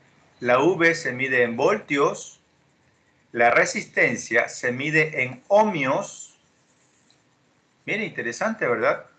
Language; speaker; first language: Spanish; native; Spanish